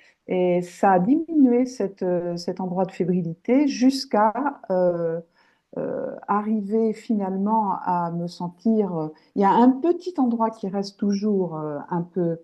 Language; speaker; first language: French; native; French